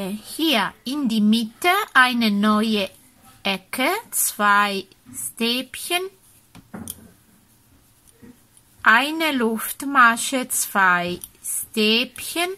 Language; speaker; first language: German; non-native, fluent; Italian